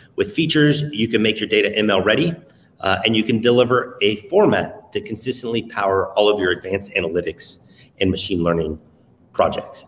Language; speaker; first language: English; non-native, fluent; Spanish